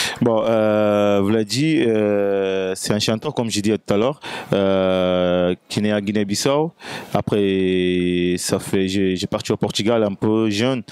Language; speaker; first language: French; non-native, fluent; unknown